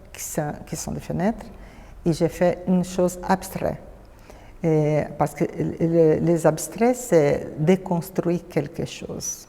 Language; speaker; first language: French; non-native, fluent; Portuguese